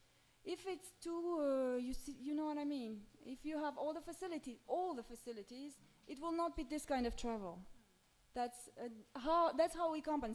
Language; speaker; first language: English; non-native, fluent; Romanian